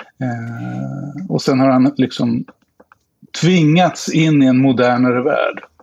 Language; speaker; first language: Swedish; native; Swedish